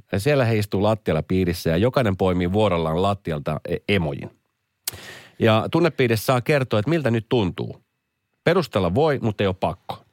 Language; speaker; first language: Finnish; native; Finnish